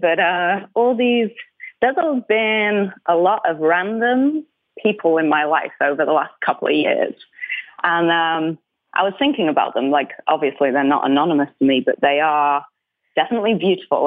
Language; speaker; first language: English; native; English